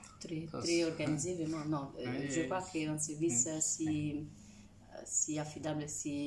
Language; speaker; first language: French; non-native, fluent; Italian